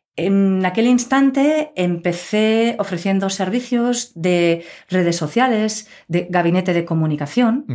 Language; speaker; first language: Spanish; native; Spanish